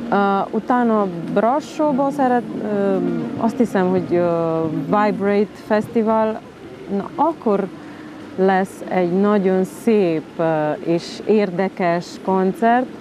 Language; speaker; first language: Hungarian; non-native, local second language; Romanian